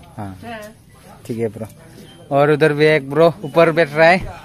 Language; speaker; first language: Hindi; non-native, local second language; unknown